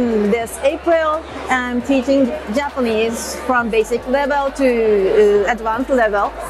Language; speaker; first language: English; non-native, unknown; Japanese